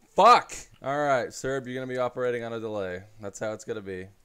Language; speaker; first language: English; native; English